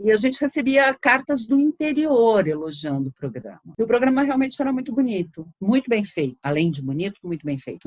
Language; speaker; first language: Portuguese; native; Portuguese